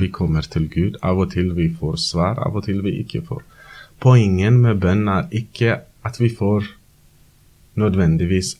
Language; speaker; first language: Norwegian; non-native, learner; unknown